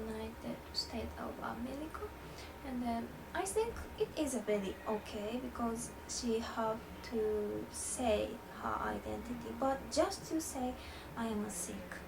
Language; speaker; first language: English; non-native, learner; Japanese